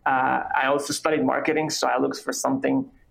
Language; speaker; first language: English; non-native, fluent; Hebrew